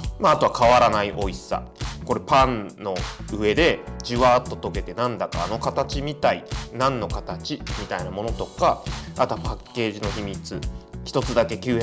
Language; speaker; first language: Japanese; native; Japanese